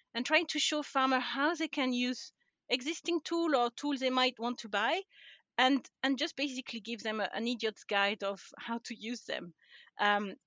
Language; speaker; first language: English; non-native, fluent; French